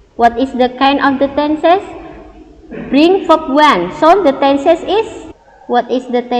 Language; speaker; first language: English; non-native, learner; Indonesian